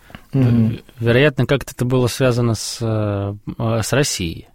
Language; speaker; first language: Russian; native; Russian